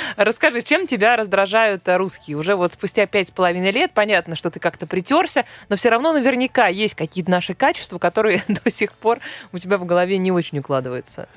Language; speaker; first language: Russian; native; Russian